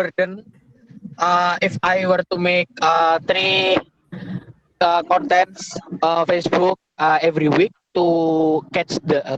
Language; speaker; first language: English; non-native, fluent; Indonesian